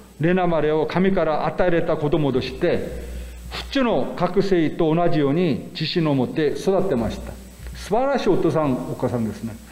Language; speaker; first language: Japanese; non-native, fluent; Korean